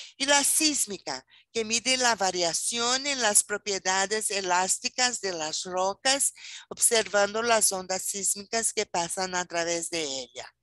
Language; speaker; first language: Spanish; non-native, fluent; Portuguese